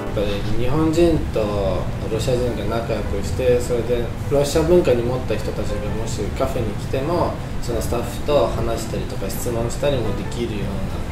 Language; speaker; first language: Japanese; non-native, fluent; Russian